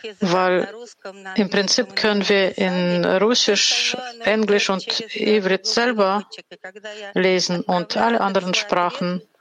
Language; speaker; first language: German; non-native, fluent; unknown